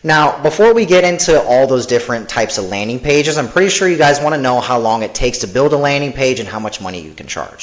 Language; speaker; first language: English; native; English